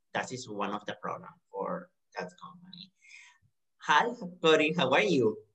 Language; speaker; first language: English; non-native, learner; Spanish